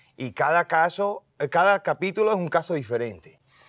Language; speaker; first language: Spanish; early bilingual, heritage; Spanish